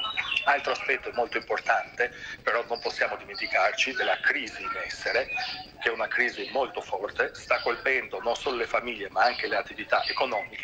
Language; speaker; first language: Italian; native; Italian